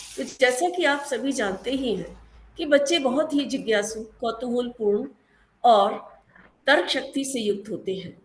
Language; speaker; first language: Hindi; native; Hindi